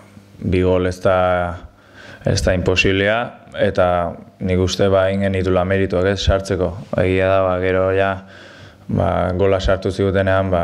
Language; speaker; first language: Basque; native; Basque